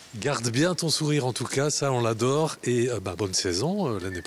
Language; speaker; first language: French; native; French